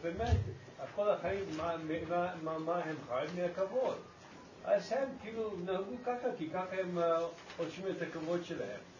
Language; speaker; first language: Hebrew; non-native, learner; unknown